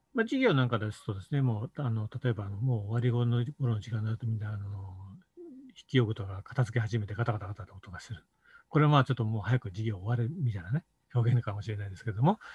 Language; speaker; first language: Japanese; native; Japanese